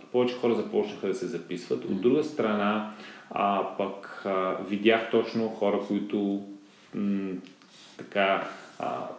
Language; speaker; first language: Bulgarian; native; Bulgarian